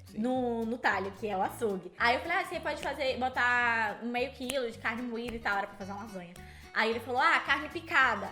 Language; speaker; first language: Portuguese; native; Portuguese